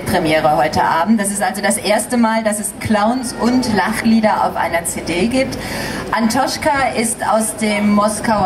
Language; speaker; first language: German; native; German